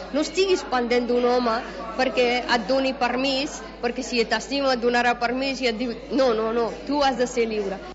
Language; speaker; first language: Catalan; non-native, fluent; Persian